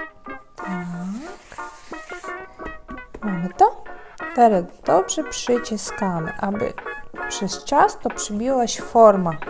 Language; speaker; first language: Polish; non-native, fluent; Ukrainian